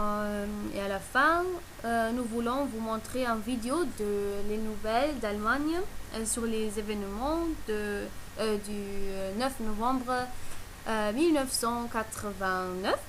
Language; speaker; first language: French; non-native, learner; German